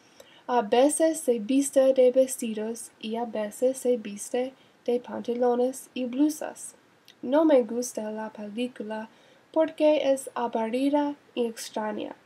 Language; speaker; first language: Spanish; non-native, learner; English